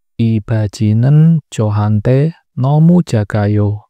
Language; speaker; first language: Korean; non-native, learner; Indonesian